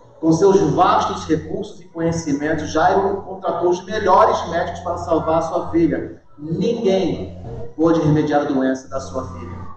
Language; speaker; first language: Portuguese; early bilingual, heritage; Portuguese